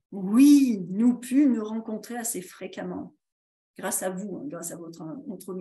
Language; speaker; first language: French; native; French